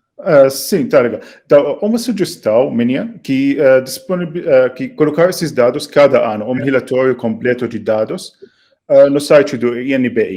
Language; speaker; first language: Portuguese; non-native, fluent; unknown